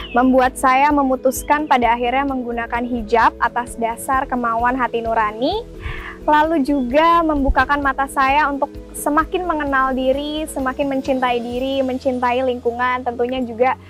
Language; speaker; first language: Indonesian; early bilingual, heritage; Indonesian